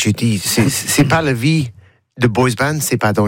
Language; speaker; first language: French; non-native, learner; English